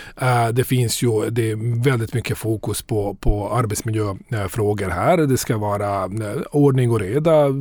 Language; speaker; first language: Swedish; non-native, fluent; Bosnian